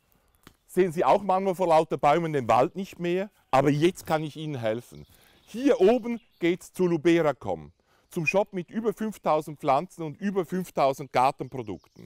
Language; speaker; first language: German; native; German